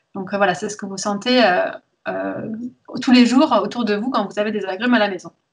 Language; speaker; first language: French; early bilingual, heritage; French